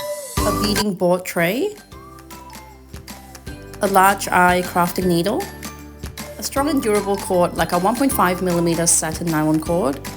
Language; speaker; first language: English; native; English